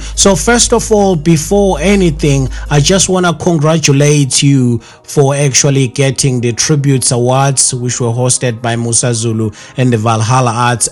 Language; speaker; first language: English; non-native, local second language; Zulu